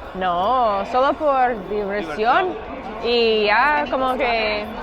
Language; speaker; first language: Spanish; non-native, learner; English